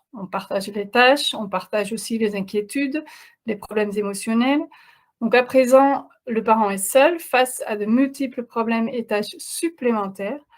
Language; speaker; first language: French; non-native, fluent; Dutch